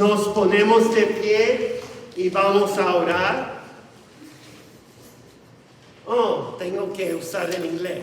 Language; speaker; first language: Spanish; non-native, fluent; English